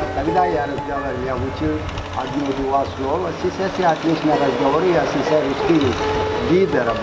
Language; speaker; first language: Russian; non-native, learner; Tamil